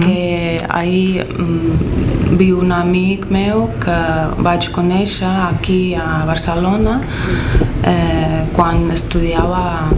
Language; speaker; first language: Catalan; non-native, learner; Russian